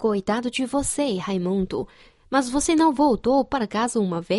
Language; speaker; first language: Portuguese; non-native, fluent; Chinese